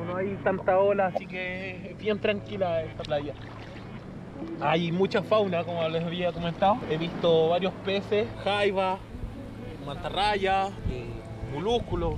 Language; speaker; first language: Spanish; native; Spanish